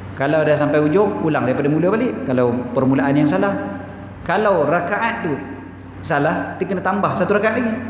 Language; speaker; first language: Malay; native; Malay